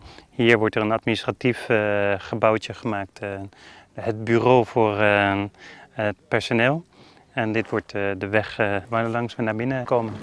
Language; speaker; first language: Dutch; native; Dutch